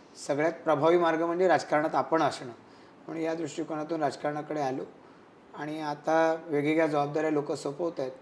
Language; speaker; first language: Marathi; native; Marathi